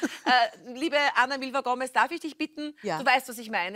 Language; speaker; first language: German; native; German